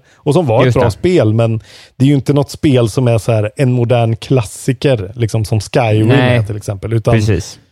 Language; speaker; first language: Swedish; native; Swedish